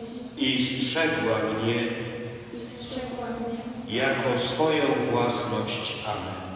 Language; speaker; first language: Polish; native; Polish